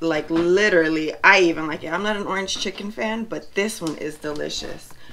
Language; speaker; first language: English; early bilingual, other home language; Spanish